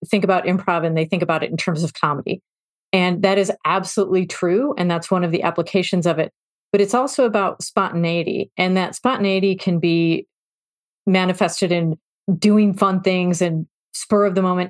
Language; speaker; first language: English; native; English